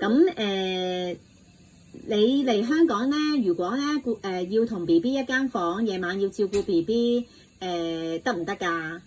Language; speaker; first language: Cantonese; native; Cantonese